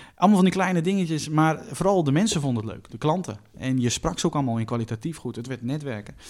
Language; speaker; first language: Dutch; native; Dutch